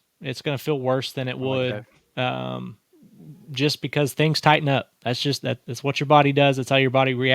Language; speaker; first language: English; native; English